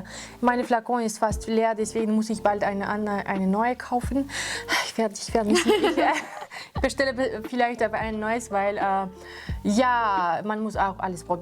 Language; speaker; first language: German; non-native, fluent; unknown